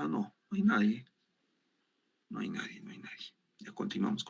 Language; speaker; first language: Spanish; native; Spanish